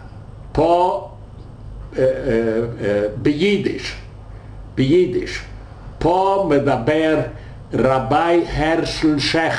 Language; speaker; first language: Hebrew; non-native, fluent; Yiddish